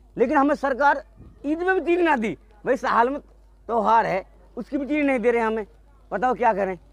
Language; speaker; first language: Hindi; native; Hindi